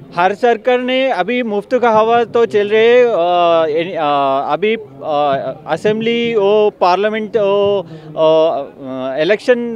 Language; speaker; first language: Hindi; non-native, local second language; Telugu